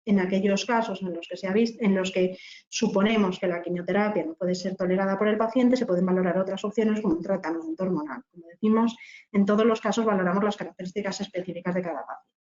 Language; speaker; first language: Spanish; native; Spanish